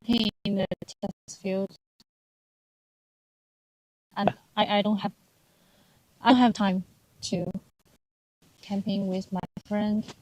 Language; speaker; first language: English; non-native, learner; Chinese